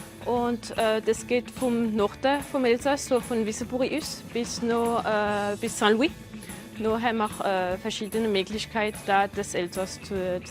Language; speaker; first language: German; non-native, local second language; French